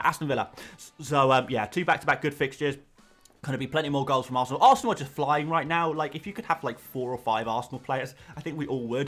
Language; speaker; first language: English; native; English